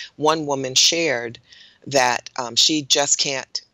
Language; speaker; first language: English; native; English